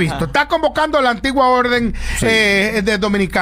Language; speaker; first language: Spanish; native; Spanish